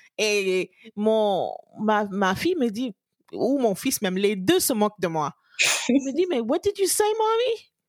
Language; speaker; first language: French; non-native, local second language; Wolof